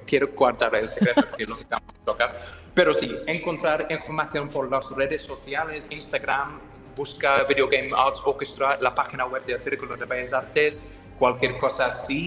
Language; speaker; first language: Spanish; non-native, fluent; English